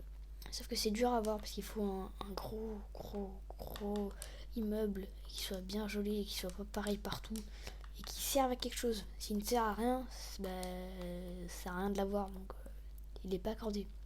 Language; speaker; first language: French; native; French